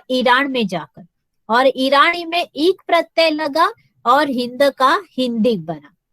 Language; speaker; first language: Hindi; non-native, local second language; Marathi